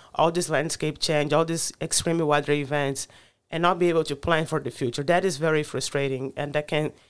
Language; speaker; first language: English; non-native, fluent; Portuguese